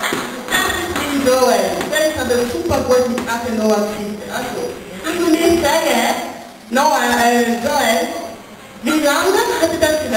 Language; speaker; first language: German; non-native, learner; French